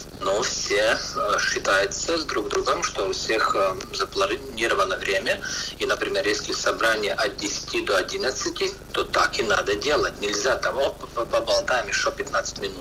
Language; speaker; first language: Russian; non-native, local second language; Latvian